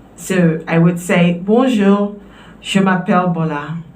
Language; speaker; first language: French; non-native, fluent; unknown